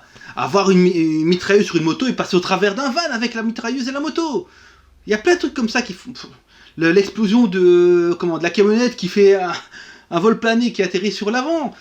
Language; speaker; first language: French; native; French